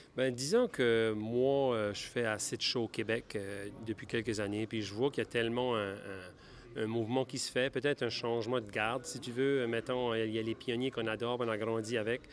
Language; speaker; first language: French; native; French